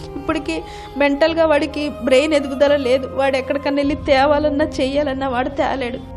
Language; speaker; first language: Telugu; native; Telugu